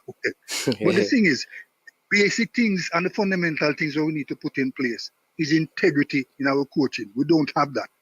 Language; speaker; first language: English; non-native, local second language; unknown